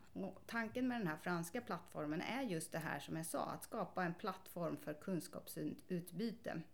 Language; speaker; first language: Swedish; native; Swedish